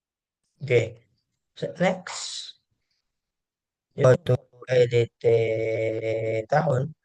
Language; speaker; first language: English; non-native, learner; Indonesian